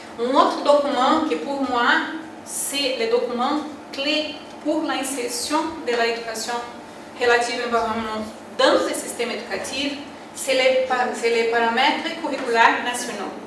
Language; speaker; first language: French; non-native, learner; Portuguese